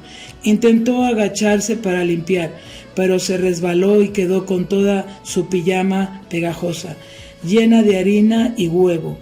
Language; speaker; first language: Spanish; native; Spanish